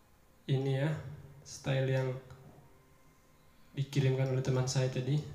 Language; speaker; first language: Indonesian; native; Indonesian